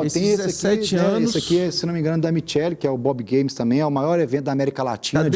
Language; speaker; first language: Portuguese; native; Portuguese